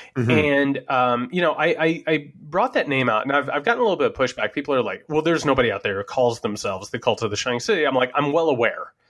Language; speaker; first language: English; native; English